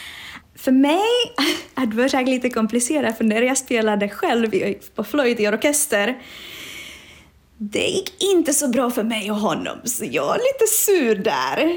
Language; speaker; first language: Swedish; non-native, fluent; Czech